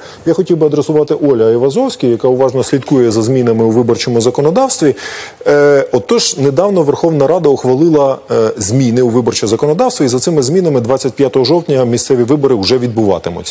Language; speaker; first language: Ukrainian; native; Ukrainian